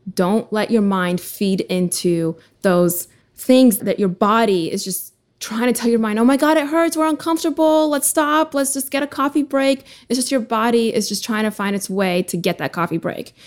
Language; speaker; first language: English; early bilingual, other home language; Russian